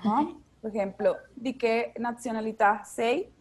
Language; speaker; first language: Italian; non-native, fluent; Spanish